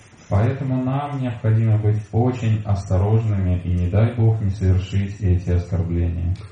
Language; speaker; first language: Russian; native; Russian